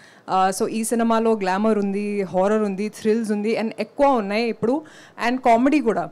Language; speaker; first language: Telugu; non-native, local second language; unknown